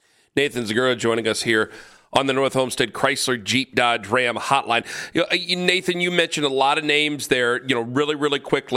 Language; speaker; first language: English; native; English